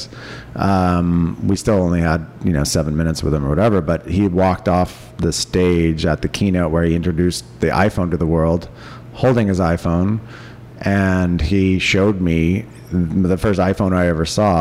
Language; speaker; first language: English; native; English